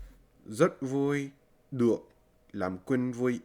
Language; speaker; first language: Vietnamese; non-native, learner; English